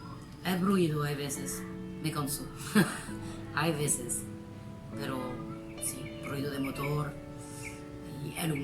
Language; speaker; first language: Spanish; non-native, fluent; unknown